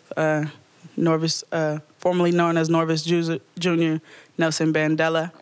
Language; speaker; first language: English; native; English